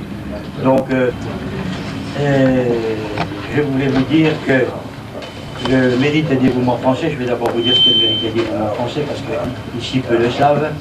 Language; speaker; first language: French; native; French